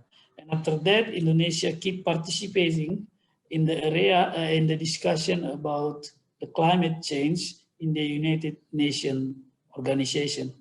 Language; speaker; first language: English; non-native, fluent; Indonesian